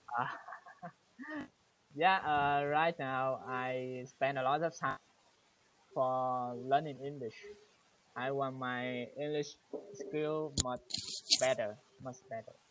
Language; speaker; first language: English; non-native, learner; Vietnamese